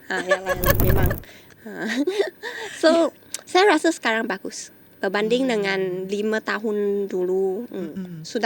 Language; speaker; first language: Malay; non-native, local second language; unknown